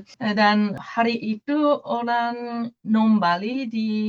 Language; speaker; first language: Indonesian; non-native, fluent; Japanese